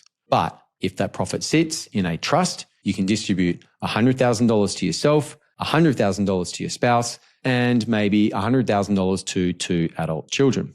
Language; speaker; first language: English; native; English